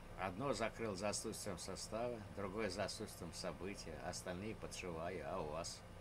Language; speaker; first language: Russian; native; Russian